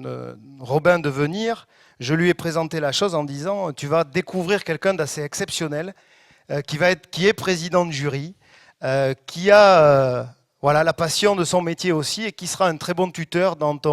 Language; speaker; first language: French; native; French